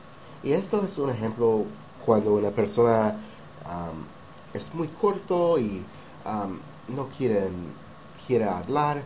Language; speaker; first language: Spanish; non-native, learner; English